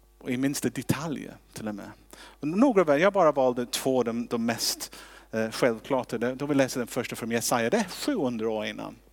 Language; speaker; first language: Swedish; non-native, fluent; English